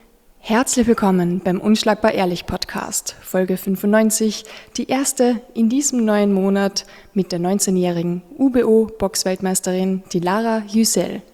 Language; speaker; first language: German; native; German